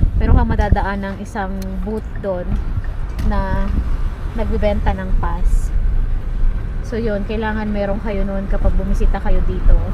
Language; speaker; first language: Filipino; native; Filipino